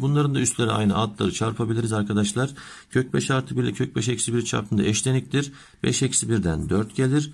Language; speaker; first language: Turkish; native; Turkish